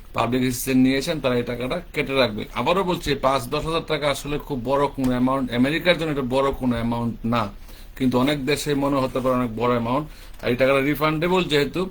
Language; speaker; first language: Bangla; native; Bangla